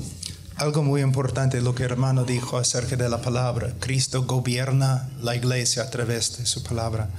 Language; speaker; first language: Spanish; non-native, fluent; English